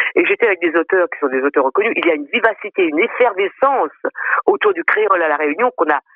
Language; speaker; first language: French; non-native, local second language; Réunion Creole French